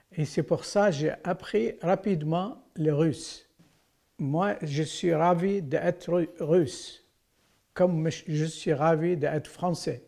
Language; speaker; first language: French; non-native, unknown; Arabic